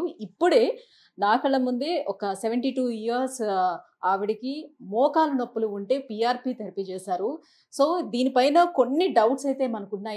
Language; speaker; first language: Telugu; native; Telugu